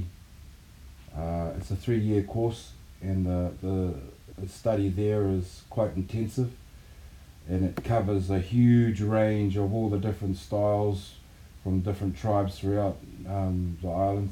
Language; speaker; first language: English; native; English